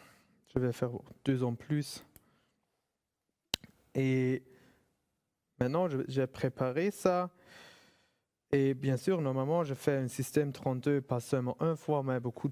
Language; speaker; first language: French; non-native, fluent; German